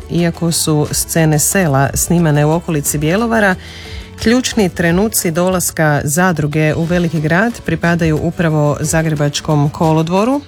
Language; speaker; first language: Croatian; native; Croatian